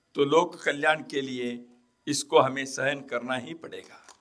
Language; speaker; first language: Hindi; non-native, local second language; Kannada